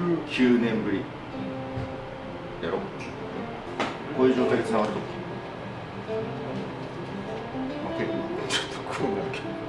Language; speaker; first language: Japanese; native; Japanese